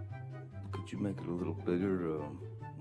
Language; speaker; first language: English; native; English